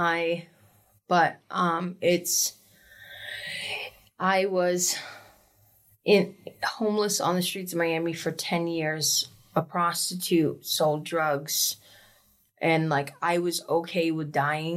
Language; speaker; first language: English; native; English